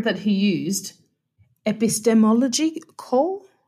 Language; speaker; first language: English; non-native, local second language; Nyanja